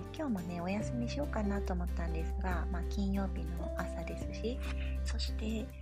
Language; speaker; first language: Japanese; native; Japanese